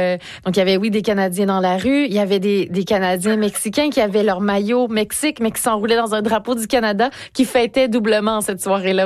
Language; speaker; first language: French; native; French